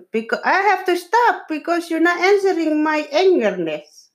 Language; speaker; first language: English; non-native, local second language; Filipino